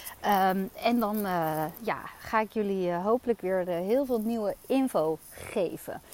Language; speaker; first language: Dutch; native; Dutch